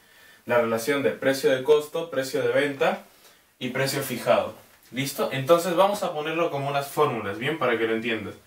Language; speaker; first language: Spanish; native; Spanish